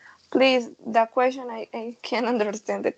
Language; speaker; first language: English; non-native, learner; Spanish